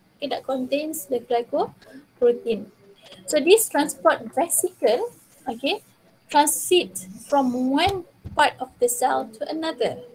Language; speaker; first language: English; non-native, local second language; Malay